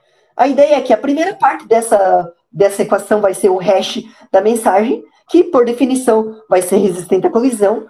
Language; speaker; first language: Portuguese; native; Portuguese